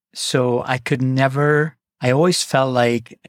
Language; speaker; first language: English; non-native, local second language; Malayalam